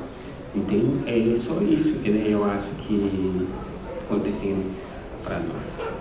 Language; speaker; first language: Portuguese; non-native, learner; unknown